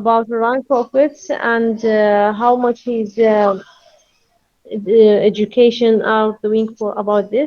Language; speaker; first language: English; non-native, learner; Arabic